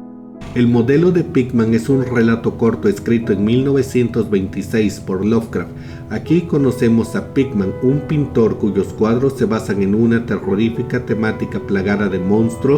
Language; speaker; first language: Spanish; native; Spanish